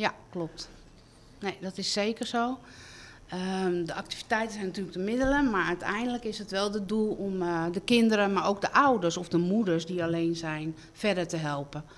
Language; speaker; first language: Dutch; native; Dutch